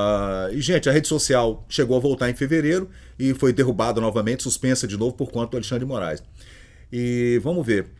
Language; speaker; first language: Portuguese; native; Portuguese